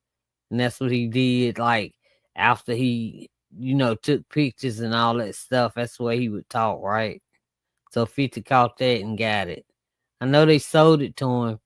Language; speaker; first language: English; native; English